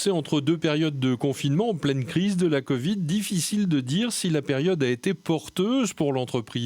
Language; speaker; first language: French; native; French